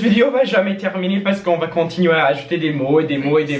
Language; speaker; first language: French; non-native, fluent; English